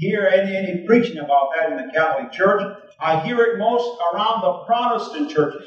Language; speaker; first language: English; early bilingual, other home language; Spanish